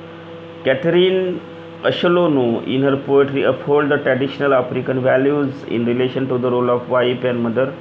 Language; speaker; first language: English; non-native, local second language; Marathi